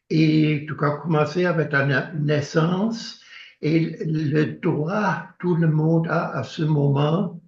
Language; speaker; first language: French; non-native, learner; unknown